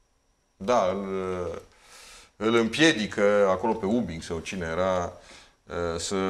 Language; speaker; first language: Romanian; native; Romanian